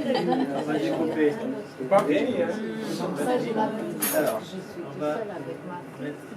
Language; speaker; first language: French; native; French